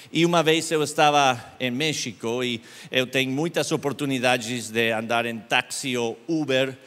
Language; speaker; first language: Portuguese; non-native, learner; English